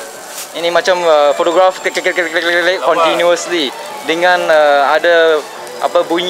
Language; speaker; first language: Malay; non-native, local second language; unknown